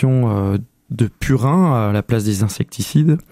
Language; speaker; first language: French; native; French